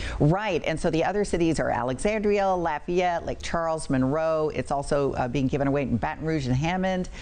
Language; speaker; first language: English; native; English